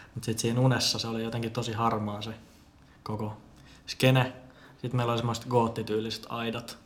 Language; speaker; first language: Finnish; native; Finnish